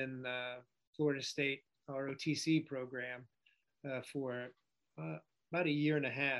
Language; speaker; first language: English; native; English